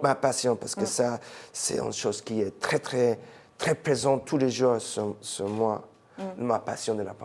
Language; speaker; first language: French; non-native, fluent; English